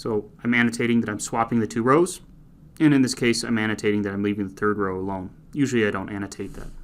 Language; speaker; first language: English; native; English